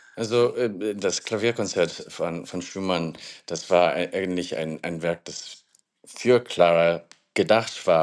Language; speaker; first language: German; non-native, learner; English